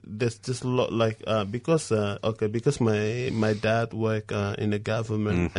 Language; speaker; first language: English; non-native, fluent; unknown